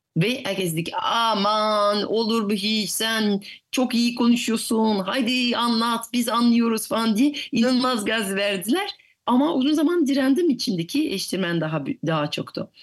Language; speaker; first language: Turkish; non-native, fluent; French